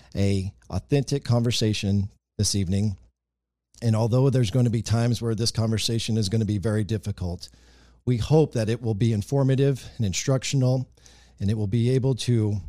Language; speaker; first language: English; native; English